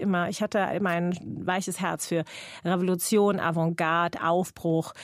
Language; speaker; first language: German; non-native, fluent; English